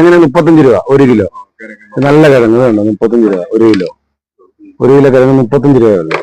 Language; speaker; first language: Malayalam; non-native, learner; Assamese